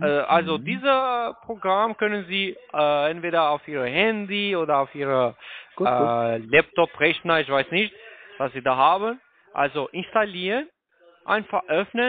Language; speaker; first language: German; non-native, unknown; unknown